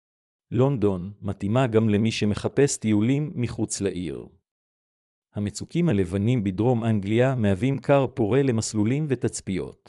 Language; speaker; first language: Hebrew; native; Hebrew